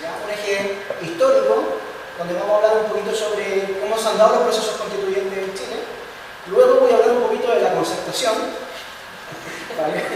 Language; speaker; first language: Spanish; native; Spanish